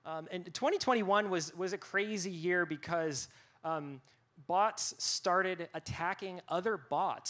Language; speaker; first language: English; native; English